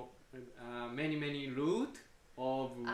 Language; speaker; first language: English; non-native, learner; Japanese